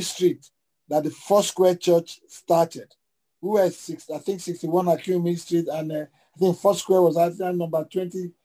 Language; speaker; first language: English; native; English